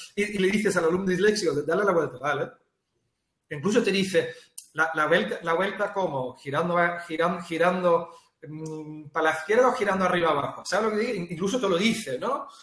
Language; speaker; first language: Spanish; non-native, fluent; Dutch